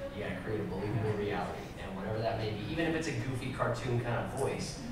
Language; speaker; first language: English; native; English